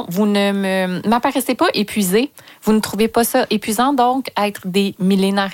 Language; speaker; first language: French; native; French